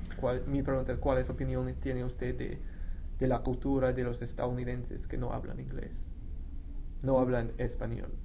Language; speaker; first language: Spanish; non-native, fluent; English